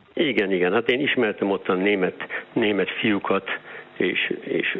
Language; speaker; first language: Hungarian; early bilingual, heritage; Hungarian